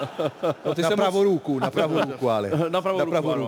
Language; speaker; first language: Czech; non-native, fluent; Italian